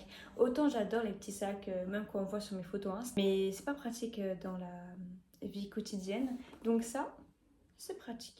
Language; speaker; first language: French; native; French